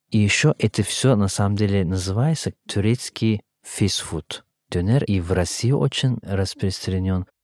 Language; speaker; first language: Russian; non-native, fluent; Turkish